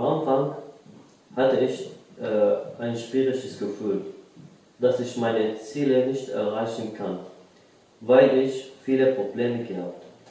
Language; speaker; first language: German; non-native, learner; Arabic